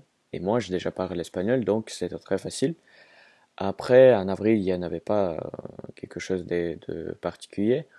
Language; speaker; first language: French; non-native, fluent; Russian